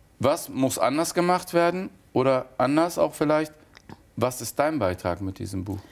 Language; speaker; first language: German; early bilingual, other home language; Turkish